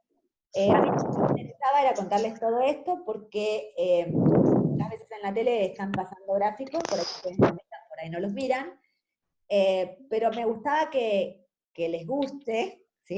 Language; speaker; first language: Spanish; native; Spanish